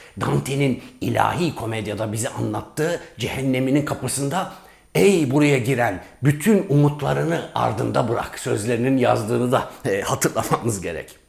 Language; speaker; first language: Turkish; native; Turkish